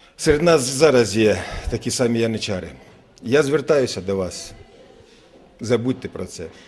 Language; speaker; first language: Ukrainian; native; Ukrainian